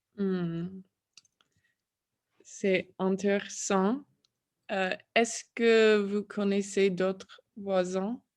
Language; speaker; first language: French; non-native, learner; English